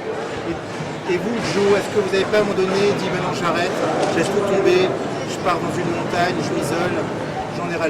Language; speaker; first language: French; native; French